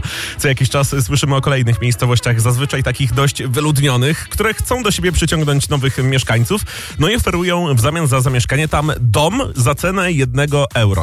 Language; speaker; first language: Polish; native; Polish